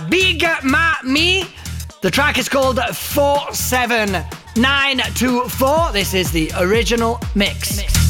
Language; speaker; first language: English; non-native, fluent; Italian